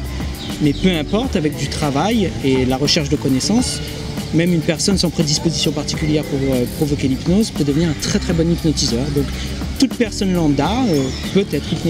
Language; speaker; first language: French; native; French